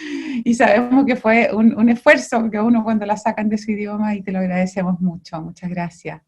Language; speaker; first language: Spanish; native; Spanish